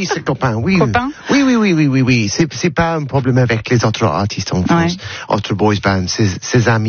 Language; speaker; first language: French; non-native, learner; English